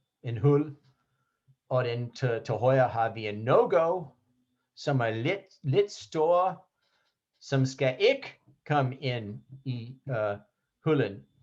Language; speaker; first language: Danish; non-native, fluent; English